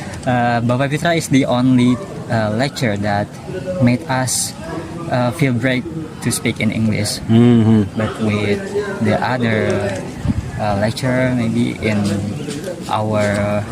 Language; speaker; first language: English; non-native, learner; Indonesian